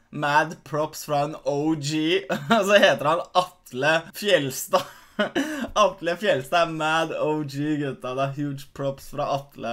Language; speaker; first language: Norwegian; early bilingual, other home language; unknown